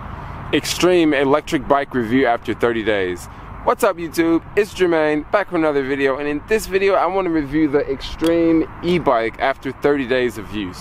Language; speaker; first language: English; native; English